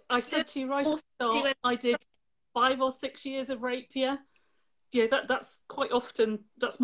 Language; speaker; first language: English; native; English